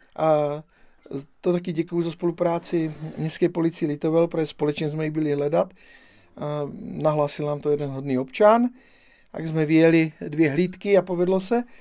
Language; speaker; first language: Czech; native; Czech